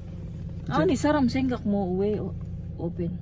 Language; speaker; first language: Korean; non-native, learner; Filipino